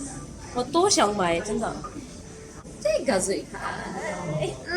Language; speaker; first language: Chinese; non-native, learner; Urdu